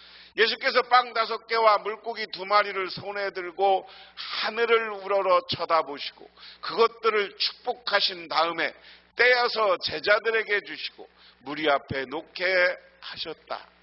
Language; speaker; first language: Korean; native; Korean